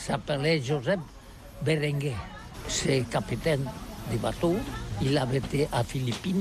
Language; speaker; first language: French; non-native, learner; Catalan